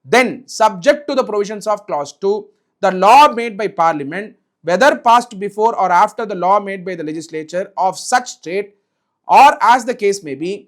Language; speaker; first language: English; non-native, local second language; Tamil